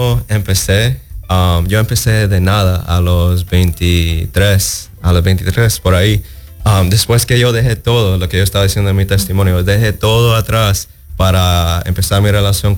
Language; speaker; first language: Spanish; early bilingual, heritage; Spanish